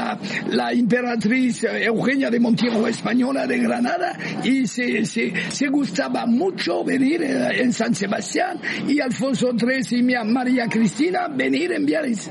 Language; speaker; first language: Spanish; non-native, fluent; French